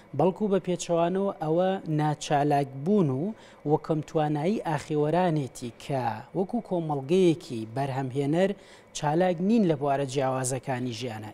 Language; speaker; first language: Central Kurdish; native; Central Kurdish